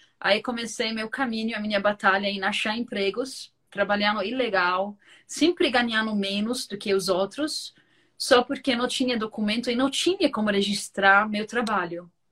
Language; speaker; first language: Portuguese; non-native, fluent; Arabic